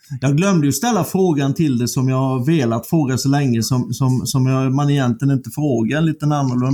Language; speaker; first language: Swedish; native; Swedish